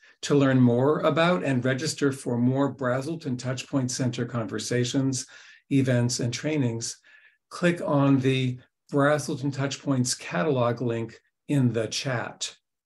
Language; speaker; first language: English; native; English